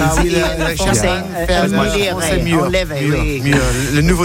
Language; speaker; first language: French; non-native, learner; English